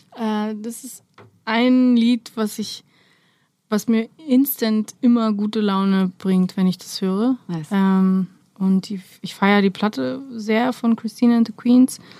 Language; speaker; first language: German; early bilingual, other home language; Romanian